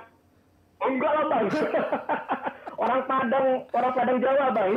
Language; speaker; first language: Indonesian; native; Indonesian